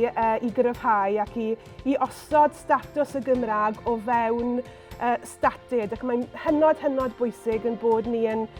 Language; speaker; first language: Welsh; native; Welsh